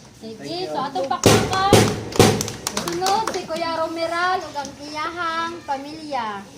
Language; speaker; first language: Cebuano; native; Cebuano